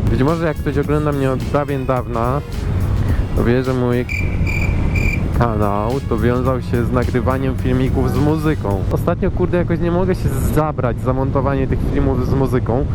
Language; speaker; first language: Polish; native; Polish